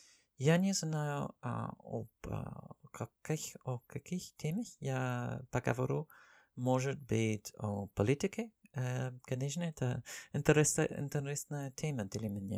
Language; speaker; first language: Russian; non-native, learner; English